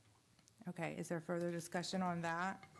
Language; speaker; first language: English; native; English